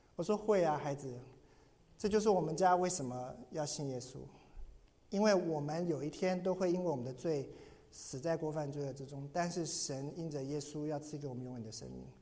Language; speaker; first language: Chinese; native; Chinese